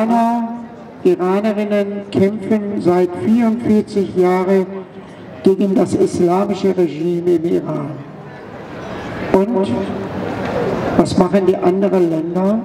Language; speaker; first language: German; non-native, fluent; Persian